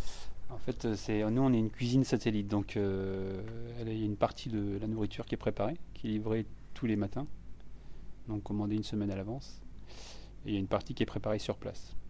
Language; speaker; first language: French; native; French